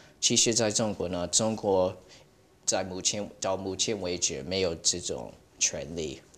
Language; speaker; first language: Chinese; early bilingual, heritage; Chinese